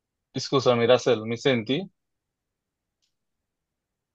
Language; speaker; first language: Italian; non-native, fluent; Bangla